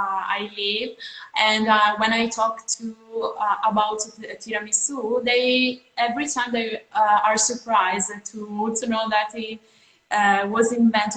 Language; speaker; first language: English; non-native, fluent; Italian